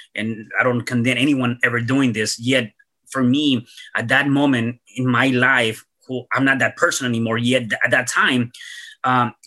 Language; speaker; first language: English; early bilingual, other home language; Spanish